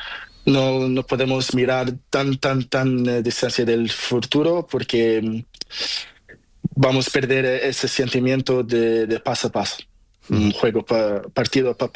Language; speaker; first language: Spanish; non-native, learner; Portuguese